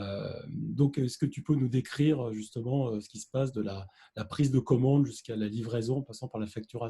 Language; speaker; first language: French; native; French